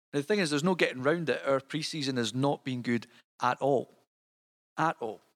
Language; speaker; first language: English; native; English